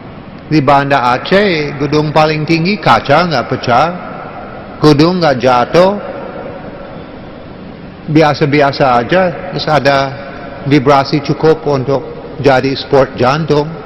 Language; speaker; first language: Indonesian; non-native, learner; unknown